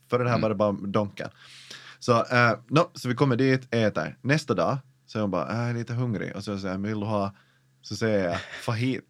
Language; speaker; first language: Swedish; native; Swedish